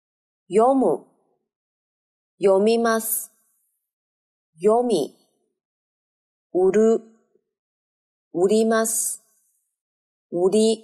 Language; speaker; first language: Japanese; non-native, learner; Chinese